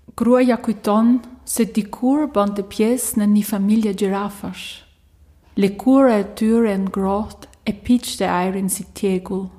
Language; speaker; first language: Albanian; non-native, fluent; German